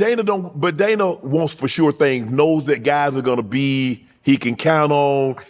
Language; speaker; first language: English; native; English